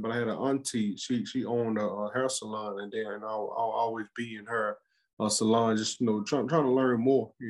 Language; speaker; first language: English; native; English